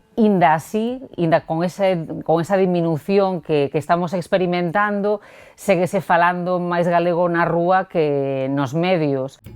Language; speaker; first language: Galician; non-native, local second language; Spanish